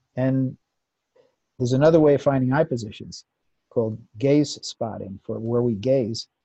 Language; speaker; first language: English; native; English